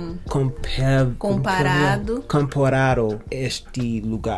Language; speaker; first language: Portuguese; non-native, learner; English